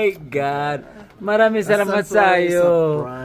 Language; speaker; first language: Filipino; non-native, learner; Arabic